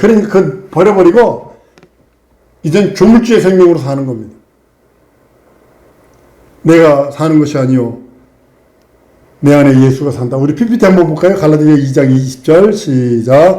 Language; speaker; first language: Korean; native; Korean